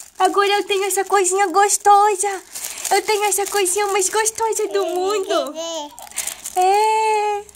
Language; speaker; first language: Portuguese; native; Portuguese